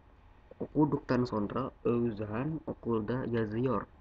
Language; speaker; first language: Turkish; non-native, learner; Indonesian